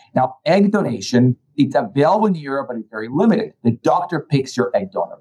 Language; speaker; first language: English; early bilingual, other home language; Spanish